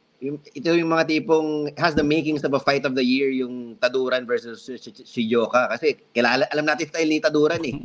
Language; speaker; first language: Filipino; native; Filipino